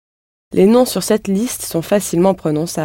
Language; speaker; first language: French; non-native, learner; English